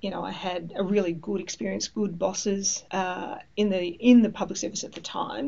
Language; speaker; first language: English; early bilingual, other home language; Greek